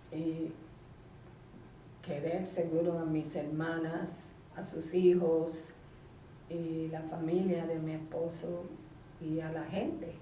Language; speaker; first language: Spanish; early bilingual, heritage; Spanish